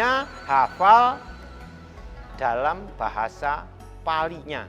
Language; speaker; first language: Indonesian; native; Indonesian